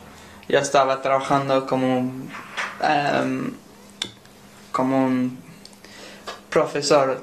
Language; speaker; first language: Spanish; non-native, learner; English